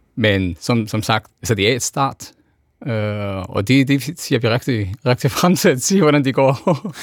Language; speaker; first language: Danish; non-native, fluent; Kurdish